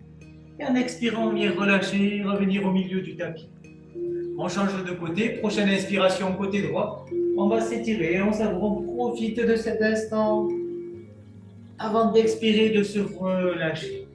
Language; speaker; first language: French; native; French